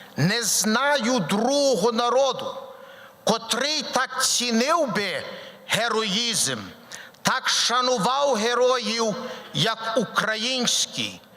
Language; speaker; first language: Ukrainian; early bilingual, heritage; Ukrainian